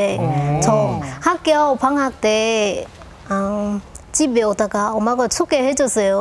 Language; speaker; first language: Korean; non-native, local second language; Lao